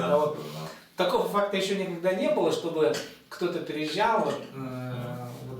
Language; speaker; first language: Russian; native; Russian